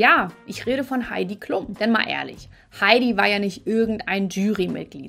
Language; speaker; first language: German; native; German